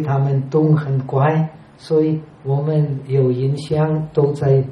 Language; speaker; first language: Chinese; non-native, fluent; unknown